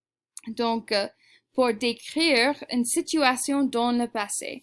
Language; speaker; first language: French; non-native, fluent; English